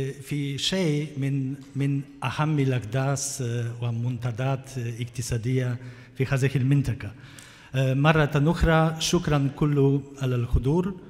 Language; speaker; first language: Arabic; non-native, fluent; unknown